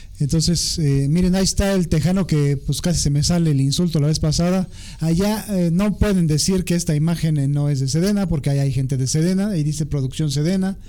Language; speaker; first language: Spanish; native; Spanish